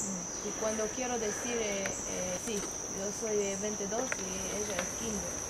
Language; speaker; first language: Spanish; non-native, learner; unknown